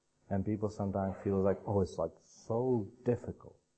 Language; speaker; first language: English; non-native, learner; Czech